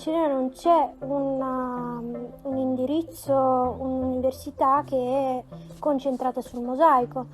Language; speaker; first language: Italian; non-native, fluent; Macedonian